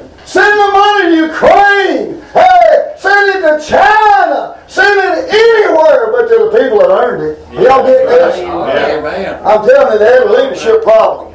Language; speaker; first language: English; native; English